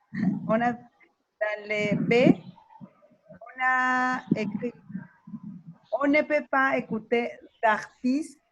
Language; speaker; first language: French; non-native, learner; Spanish